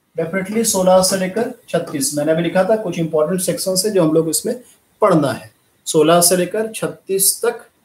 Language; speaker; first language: Hindi; native; Hindi